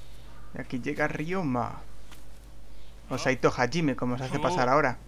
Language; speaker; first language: Spanish; native; Spanish